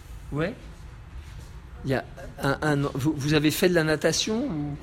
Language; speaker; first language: French; native; French